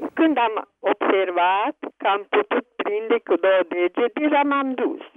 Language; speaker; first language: Romanian; non-native, local second language; Hungarian